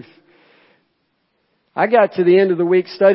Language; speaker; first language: English; native; English